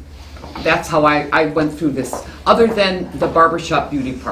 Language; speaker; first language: English; native; English